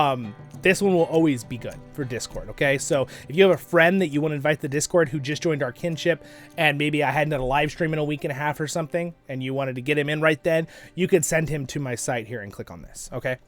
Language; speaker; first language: English; native; English